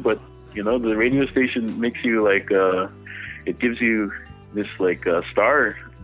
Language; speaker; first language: English; native; English